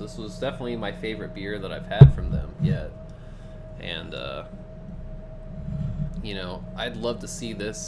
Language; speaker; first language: English; native; English